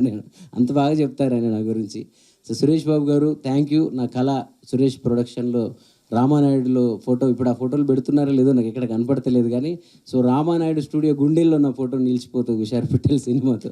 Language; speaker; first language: Telugu; native; Telugu